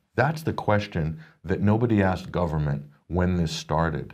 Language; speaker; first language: English; native; English